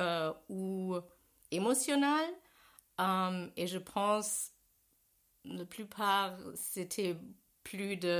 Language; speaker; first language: French; non-native, learner; German